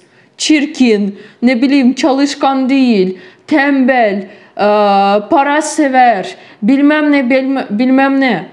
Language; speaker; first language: Turkish; non-native, fluent; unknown